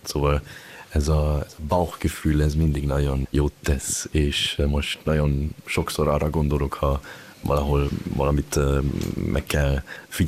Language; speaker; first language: Hungarian; early bilingual, heritage; Hungarian